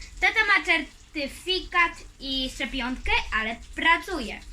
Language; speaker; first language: Polish; early bilingual, heritage; Polish